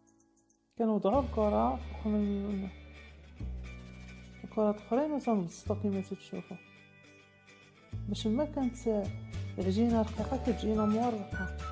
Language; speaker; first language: Arabic; native; Arabic